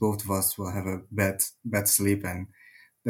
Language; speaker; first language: English; non-native, fluent; Dutch